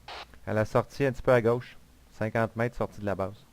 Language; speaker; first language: French; native; French